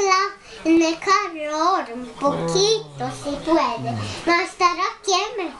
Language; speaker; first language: Spanish; early bilingual, heritage; Spanish